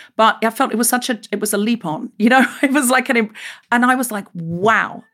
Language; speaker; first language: English; native; English